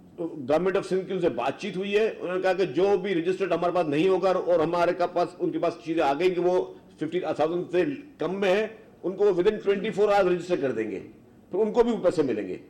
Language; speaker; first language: Urdu; non-native, local second language; Sindhi